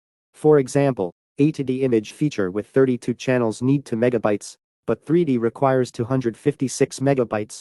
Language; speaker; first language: English; non-native, fluent; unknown